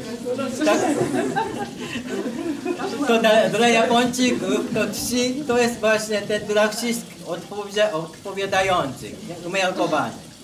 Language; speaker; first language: Polish; non-native, learner; Japanese